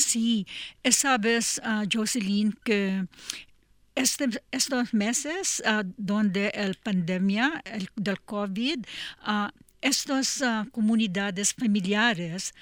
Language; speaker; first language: Spanish; non-native, learner; English